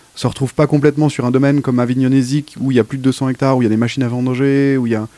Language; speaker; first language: French; native; French